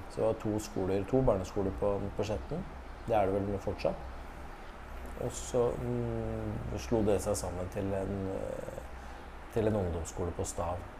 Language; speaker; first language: Norwegian; early bilingual, other home language; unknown